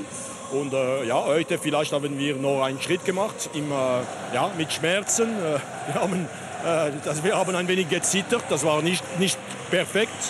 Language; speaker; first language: German; non-native, learner; French